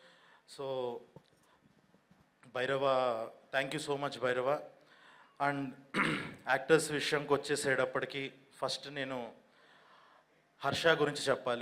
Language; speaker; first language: Telugu; native; Telugu